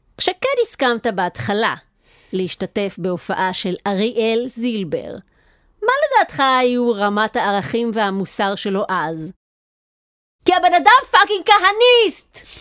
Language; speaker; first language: Hebrew; native; Hebrew